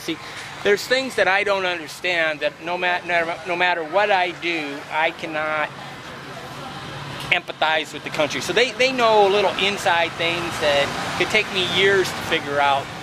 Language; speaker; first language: English; native; English